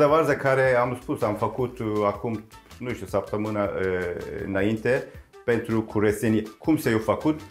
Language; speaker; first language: Romanian; non-native, learner; Turkish